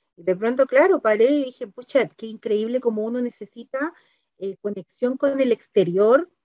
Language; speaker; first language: Spanish; native; Spanish